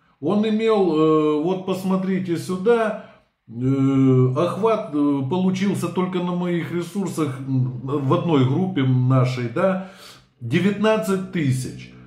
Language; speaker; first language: Russian; native; Russian